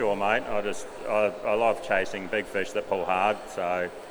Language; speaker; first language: English; native; English